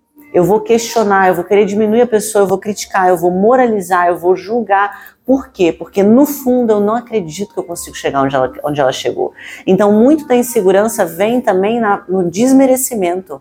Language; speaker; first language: Portuguese; native; Portuguese